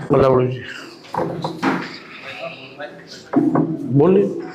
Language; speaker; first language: Hindi; native; Hindi